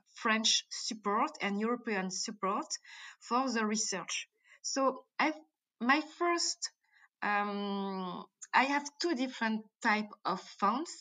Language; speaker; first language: English; non-native, fluent; French